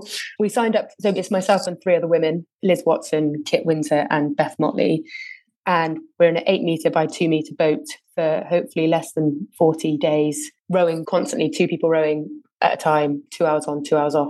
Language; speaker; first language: English; native; English